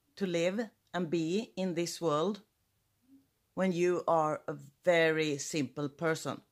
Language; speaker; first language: English; non-native, fluent; Swedish